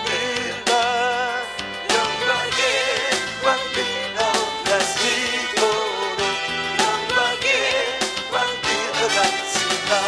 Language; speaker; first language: Korean; native; Korean